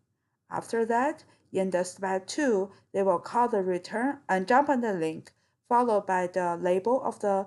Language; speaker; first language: English; non-native, fluent; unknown